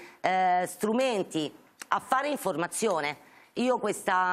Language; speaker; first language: Italian; native; Italian